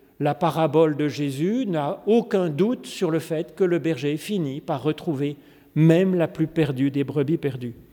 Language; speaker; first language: French; native; French